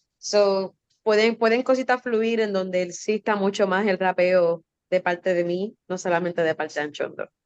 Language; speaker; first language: Spanish; native; Spanish